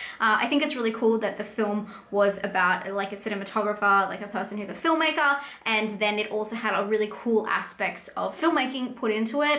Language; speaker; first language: English; native; English